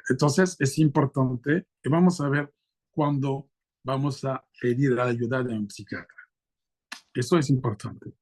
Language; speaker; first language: Spanish; non-native, fluent; French